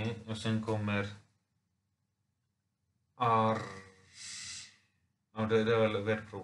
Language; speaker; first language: Swedish; non-native, fluent; Finnish